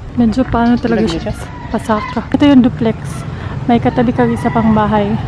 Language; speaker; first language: Filipino; non-native, local second language; Cebuano